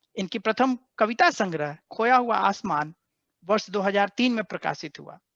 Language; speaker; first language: Hindi; native; Hindi